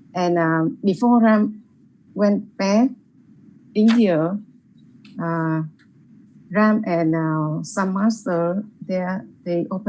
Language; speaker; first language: English; non-native, learner; Vietnamese